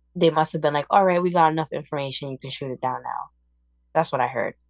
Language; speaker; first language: English; early bilingual, other home language; Spanish